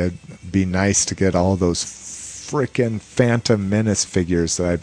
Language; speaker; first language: English; native; English